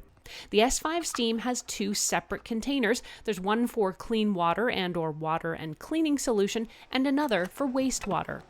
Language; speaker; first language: English; native; English